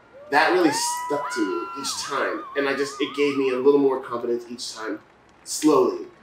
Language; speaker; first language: English; native; English